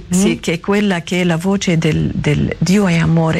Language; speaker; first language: Italian; non-native, learner; Arabic